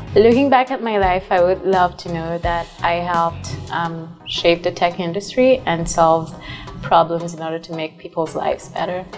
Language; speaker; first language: English; non-native, fluent; Rundi